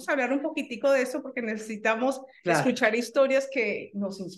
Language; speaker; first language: Spanish; native; Spanish